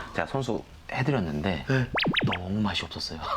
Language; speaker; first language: Korean; native; Korean